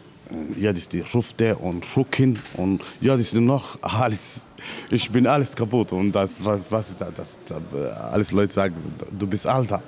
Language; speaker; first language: German; non-native, learner; Somali